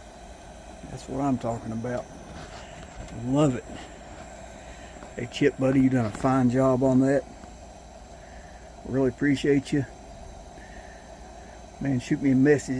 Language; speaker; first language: English; native; English